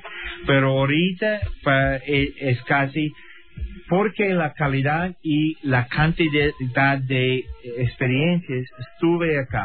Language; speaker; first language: Spanish; non-native, learner; English